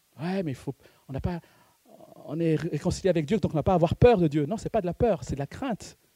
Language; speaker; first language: French; non-native, local second language; Malagasy